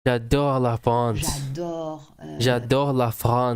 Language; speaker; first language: French; non-native, learner; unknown